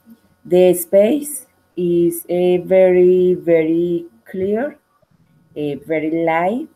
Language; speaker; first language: English; non-native, learner; Spanish